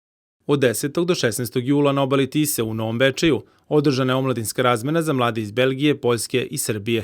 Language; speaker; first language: Serbian; native; Serbian